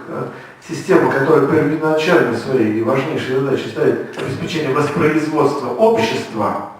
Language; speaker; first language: Russian; native; Russian